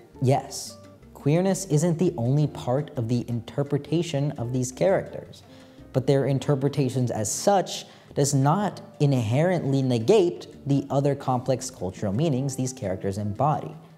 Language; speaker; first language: English; native; English